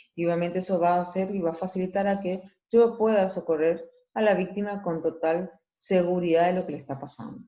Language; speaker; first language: Spanish; native; Spanish